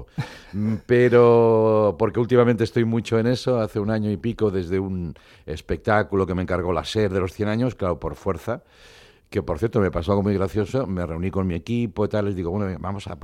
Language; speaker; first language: Spanish; non-native, local second language; Catalan